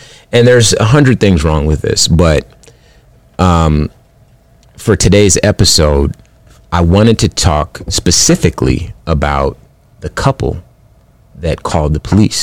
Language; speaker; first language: English; early bilingual, other home language; Spanish